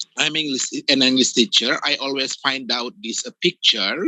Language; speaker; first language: English; non-native, fluent; Indonesian